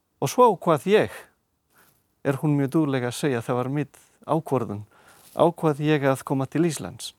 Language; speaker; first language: Icelandic; non-native, fluent; Catalan